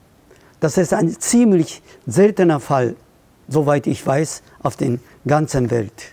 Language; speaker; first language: German; non-native, fluent; Japanese